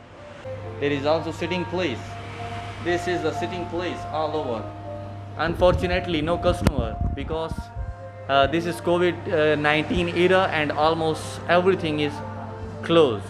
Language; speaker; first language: English; non-native, learner; Urdu